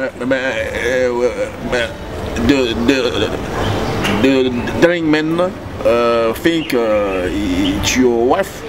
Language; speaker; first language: English; non-native, learner; French